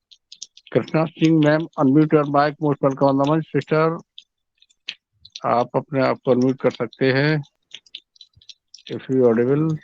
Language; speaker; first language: Hindi; native; Hindi